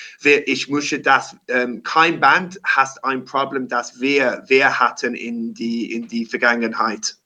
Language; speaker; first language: German; non-native, learner; English